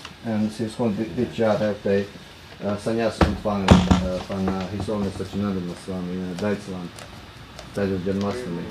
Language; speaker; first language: Dutch; non-native, fluent; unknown